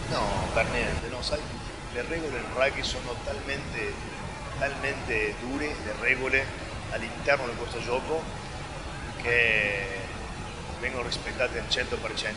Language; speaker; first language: Italian; non-native, fluent; Spanish